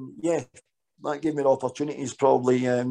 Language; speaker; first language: English; native; English